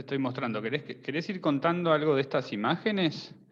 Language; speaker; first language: Spanish; native; Spanish